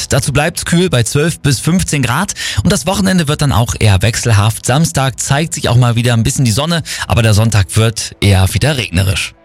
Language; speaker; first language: German; native; German